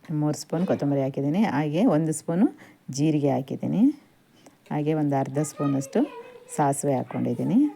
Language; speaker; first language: Kannada; native; Kannada